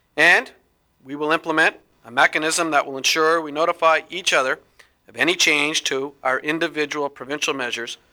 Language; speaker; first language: English; native; English